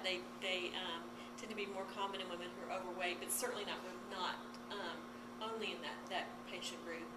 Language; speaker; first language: English; native; English